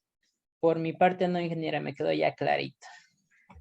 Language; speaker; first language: Spanish; native; Spanish